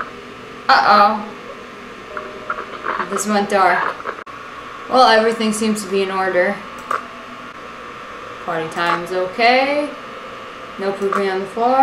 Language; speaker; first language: English; native; English